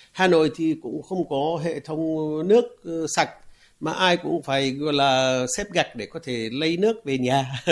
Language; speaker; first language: Vietnamese; non-native, fluent; Arabic